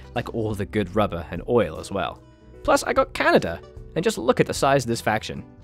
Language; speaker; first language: English; native; English